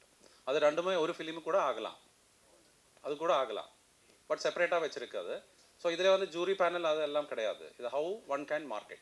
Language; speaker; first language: Tamil; non-native, fluent; Malayalam